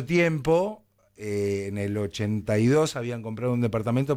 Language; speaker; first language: Spanish; native; Spanish